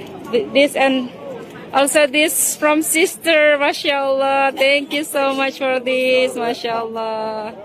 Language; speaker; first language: English; non-native, fluent; Persian